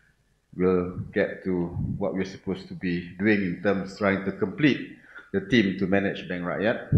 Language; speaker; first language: English; non-native, local second language; Malay